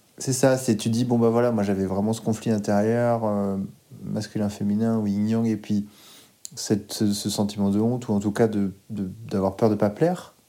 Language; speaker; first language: French; native; French